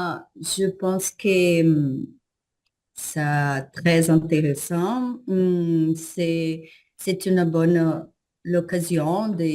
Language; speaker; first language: French; non-native, learner; Portuguese